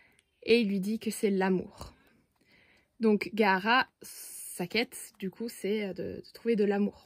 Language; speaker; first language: French; native; French